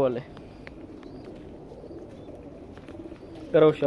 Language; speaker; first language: Hindi; non-native, learner; Bangla